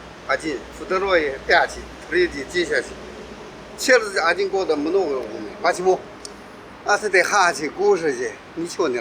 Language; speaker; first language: Russian; non-native, learner; Chinese